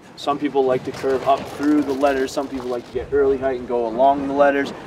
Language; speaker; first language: English; native; English